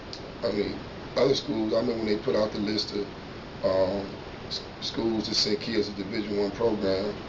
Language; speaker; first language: English; native; English